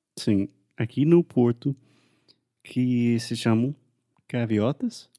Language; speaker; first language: Portuguese; non-native, fluent; English